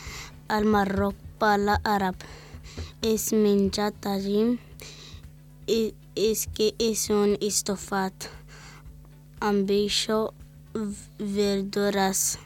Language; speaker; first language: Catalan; non-native, learner; Arabic